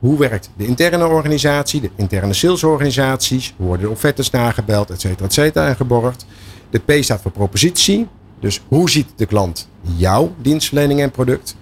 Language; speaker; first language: Dutch; native; Dutch